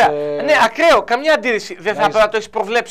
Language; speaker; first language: Greek; native; Greek